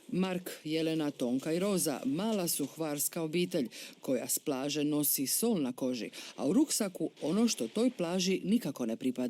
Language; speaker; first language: Croatian; native; Croatian